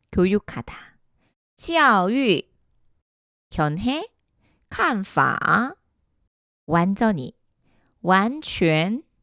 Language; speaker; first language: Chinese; non-native, fluent; Korean